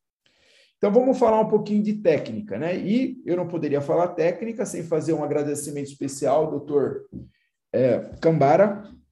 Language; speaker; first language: Portuguese; native; Portuguese